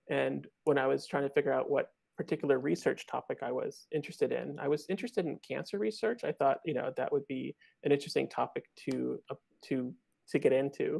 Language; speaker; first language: English; native; English